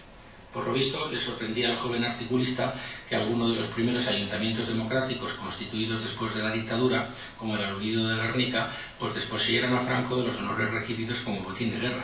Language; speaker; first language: Spanish; native; Spanish